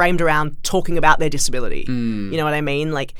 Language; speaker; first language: English; native; English